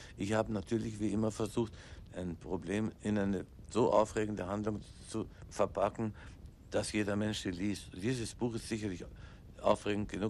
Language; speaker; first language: German; non-native, local second language; English